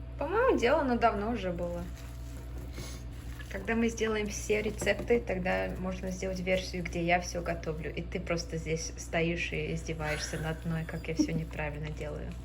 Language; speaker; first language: Russian; early bilingual, other home language; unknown